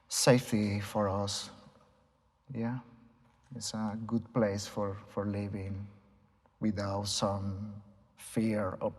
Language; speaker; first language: English; non-native, learner; Spanish